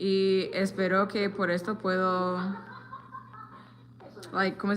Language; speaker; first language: Spanish; non-native, learner; English